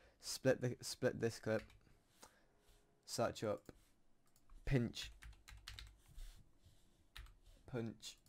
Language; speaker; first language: English; native; English